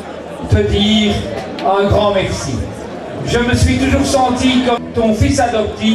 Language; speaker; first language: French; native; French